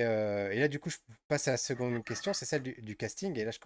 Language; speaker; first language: French; native; French